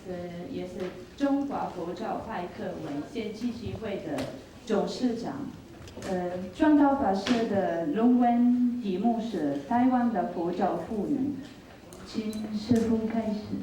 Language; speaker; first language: Chinese; non-native, fluent; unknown